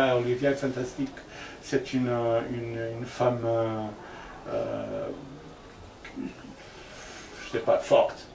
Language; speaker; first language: French; non-native, fluent; Portuguese